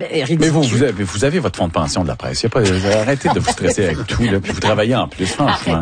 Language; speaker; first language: French; native; French